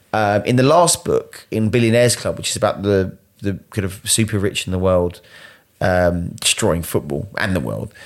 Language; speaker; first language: English; native; English